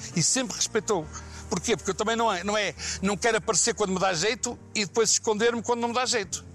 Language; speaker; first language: Portuguese; native; Portuguese